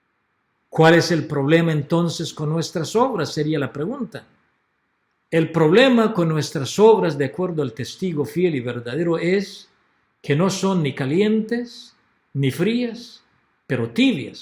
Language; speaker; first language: Spanish; native; Spanish